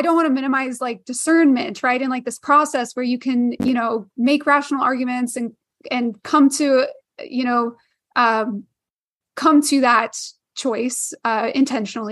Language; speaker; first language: English; native; English